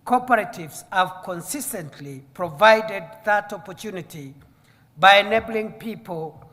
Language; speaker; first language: English; non-native, local second language; Swahili